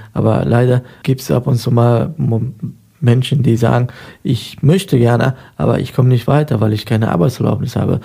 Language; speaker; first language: German; non-native, fluent; Persian